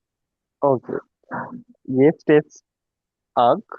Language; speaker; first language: German; non-native, learner; Tamil